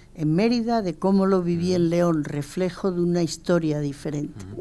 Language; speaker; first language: Spanish; native; Spanish